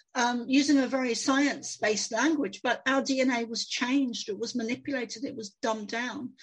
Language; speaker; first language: English; native; English